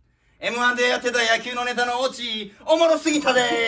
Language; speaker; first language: Japanese; native; Japanese